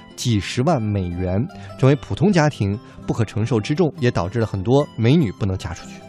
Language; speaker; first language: Chinese; native; Chinese